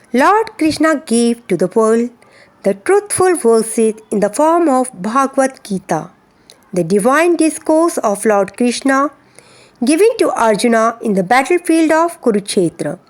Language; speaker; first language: English; non-native, local second language; Hindi